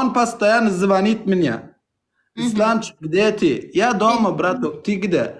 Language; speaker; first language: Russian; non-native, learner; Turkmen